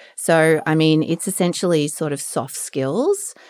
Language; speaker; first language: English; native; English